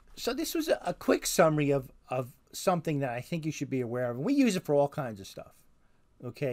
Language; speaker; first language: English; native; English